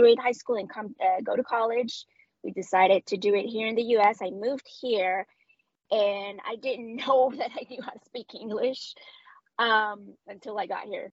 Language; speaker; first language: English; non-native, fluent; Spanish